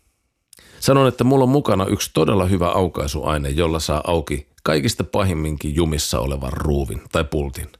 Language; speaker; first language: Finnish; native; Finnish